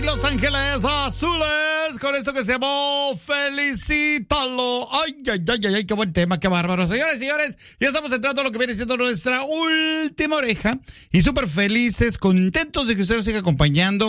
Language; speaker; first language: Spanish; native; Spanish